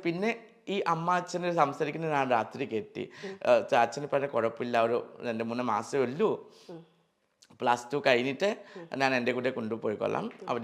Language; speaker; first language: Malayalam; non-native, learner; Assamese